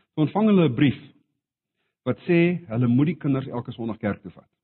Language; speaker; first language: Afrikaans; non-native, local second language; English